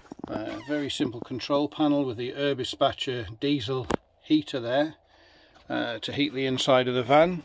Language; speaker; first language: English; native; English